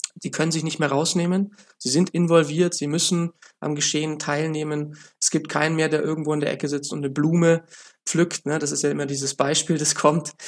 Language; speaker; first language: German; native; German